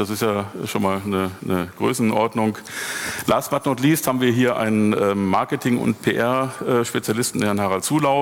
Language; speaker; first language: German; native; German